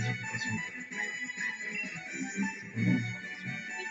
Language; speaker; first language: French; native; French